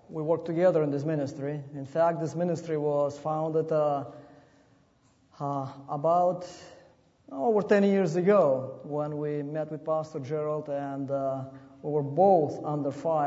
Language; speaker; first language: English; non-native, fluent; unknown